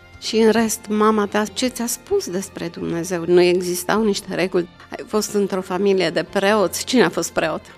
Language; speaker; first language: Romanian; native; Romanian